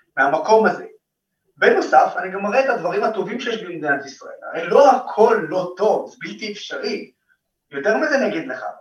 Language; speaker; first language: Hebrew; non-native, local second language; Arabic